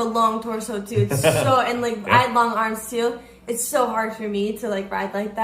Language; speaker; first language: English; native; English